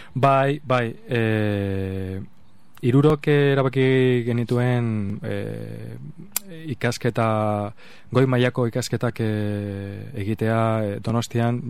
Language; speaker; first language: Basque; non-native, local second language; Spanish